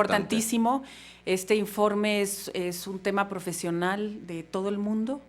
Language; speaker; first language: Spanish; native; Spanish